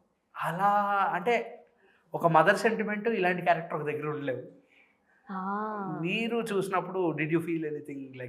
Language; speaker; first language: Telugu; native; Telugu